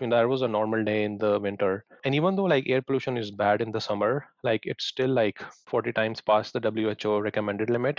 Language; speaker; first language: English; non-native, local second language; Punjabi